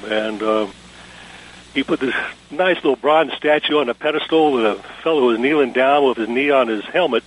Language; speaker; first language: English; native; English